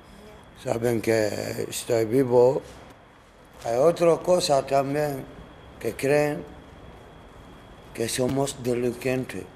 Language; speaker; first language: Spanish; non-native, learner; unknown